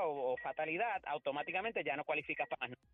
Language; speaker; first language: Spanish; native; Spanish